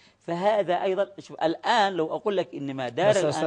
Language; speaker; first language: Arabic; native; Arabic